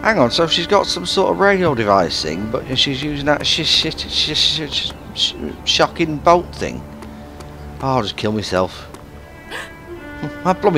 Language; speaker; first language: English; native; English